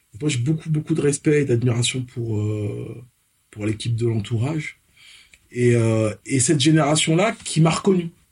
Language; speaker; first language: French; early bilingual, other home language; Fon